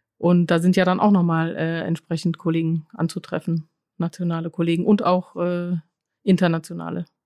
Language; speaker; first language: German; non-native, fluent; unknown